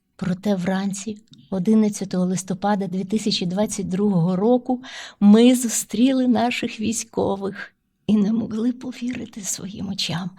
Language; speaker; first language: Ukrainian; non-native, local second language; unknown